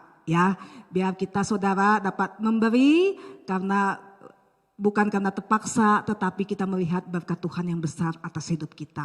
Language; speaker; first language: Malay; native; Malay